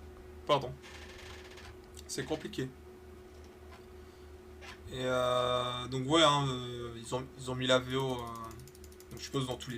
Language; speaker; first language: French; native; French